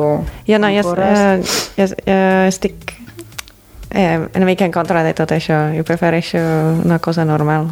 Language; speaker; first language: Catalan; non-native, fluent; English